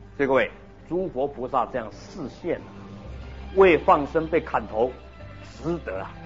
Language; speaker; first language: Chinese; early bilingual, heritage; Chinese